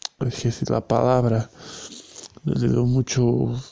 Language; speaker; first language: Spanish; non-native, learner; Portuguese